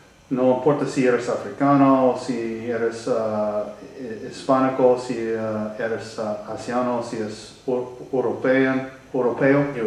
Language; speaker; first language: Spanish; non-native, learner; English